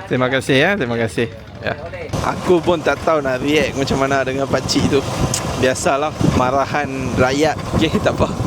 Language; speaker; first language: Malay; native; Malay